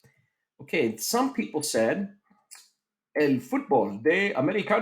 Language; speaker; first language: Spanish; non-native, fluent; English